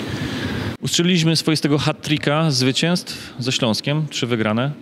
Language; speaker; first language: Polish; native; Polish